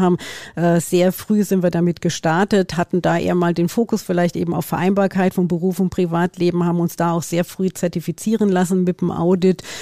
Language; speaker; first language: German; native; German